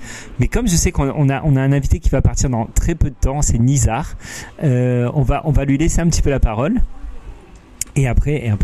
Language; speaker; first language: French; native; French